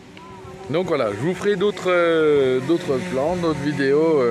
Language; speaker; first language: French; native; French